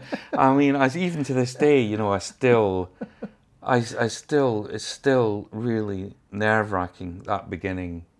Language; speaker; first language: English; native; English